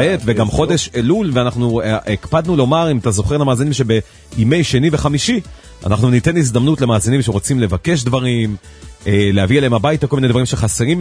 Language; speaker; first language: Hebrew; native; Hebrew